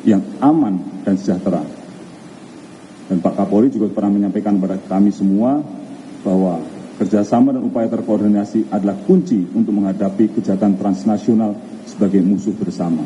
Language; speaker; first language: Indonesian; native; Indonesian